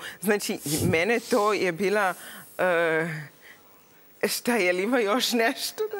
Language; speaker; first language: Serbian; non-native, learner; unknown